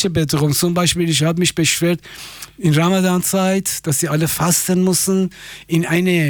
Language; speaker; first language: German; non-native, fluent; Persian